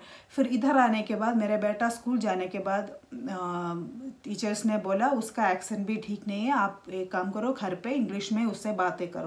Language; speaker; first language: Hindi; non-native, local second language; Malayalam